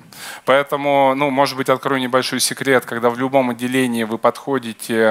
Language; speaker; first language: Russian; native; Russian